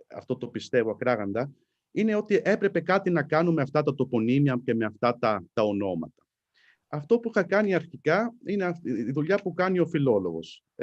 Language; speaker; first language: Greek; non-native, fluent; Italian